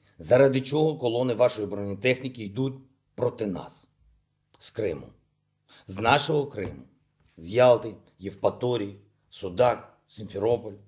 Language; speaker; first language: Ukrainian; non-native, local second language; Russian